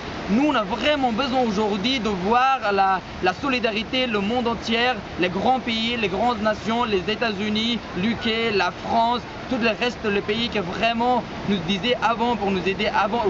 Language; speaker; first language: French; non-native, fluent; Persian